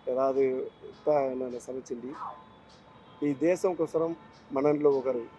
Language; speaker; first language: Telugu; non-native, learner; Tamil